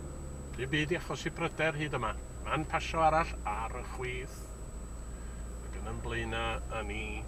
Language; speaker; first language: Welsh; native; Welsh